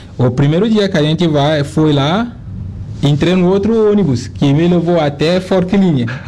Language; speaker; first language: Portuguese; non-native, fluent; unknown